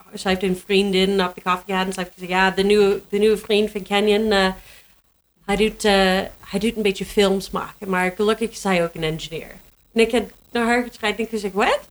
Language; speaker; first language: Dutch; non-native, learner; English